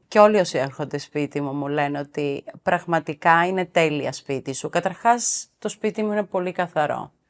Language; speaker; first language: Greek; early bilingual, heritage; Greek